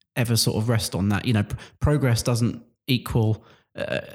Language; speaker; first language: English; native; English